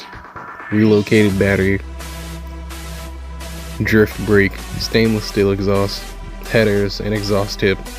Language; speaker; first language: English; native; English